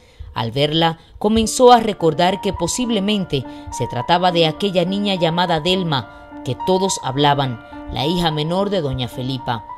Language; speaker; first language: Spanish; native; Spanish